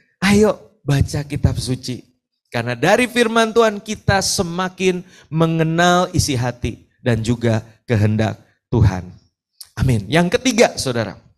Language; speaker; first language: Indonesian; native; Indonesian